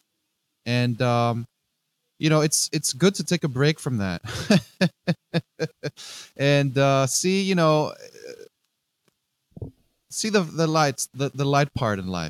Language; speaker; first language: English; non-native, fluent; Greek